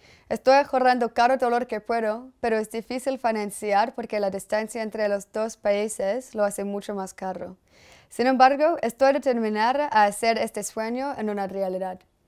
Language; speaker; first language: Spanish; non-native, fluent; English